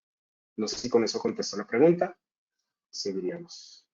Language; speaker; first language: Spanish; native; Spanish